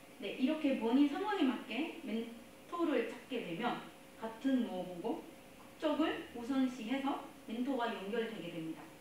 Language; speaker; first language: Korean; non-native, fluent; Spanish